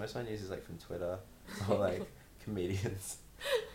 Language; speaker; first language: English; native; English